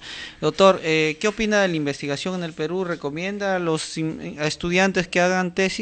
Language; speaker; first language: Spanish; native; Spanish